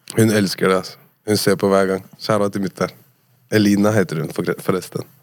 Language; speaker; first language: Norwegian; native; Norwegian